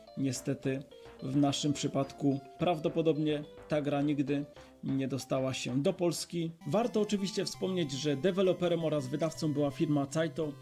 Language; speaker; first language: Polish; native; Polish